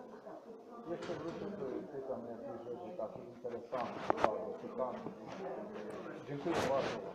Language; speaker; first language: Polish; non-native, learner; Czech